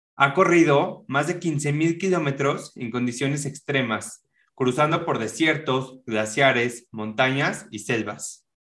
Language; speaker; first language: Spanish; native; Spanish